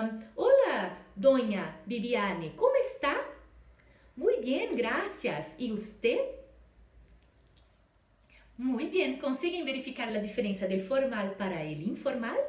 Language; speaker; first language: Spanish; non-native, fluent; Portuguese